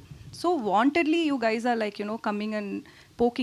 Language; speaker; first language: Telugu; non-native, fluent; Tamil